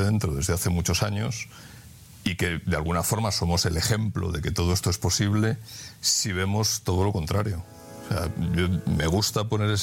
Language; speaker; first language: Spanish; native; Spanish